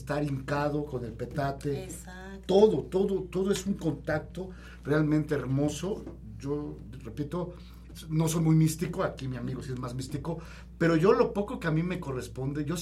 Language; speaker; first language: Spanish; native; Spanish